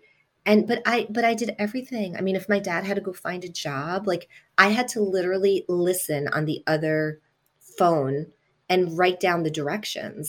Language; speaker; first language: English; early bilingual, other home language; Italian